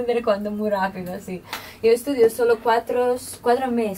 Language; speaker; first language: Spanish; non-native, learner; Russian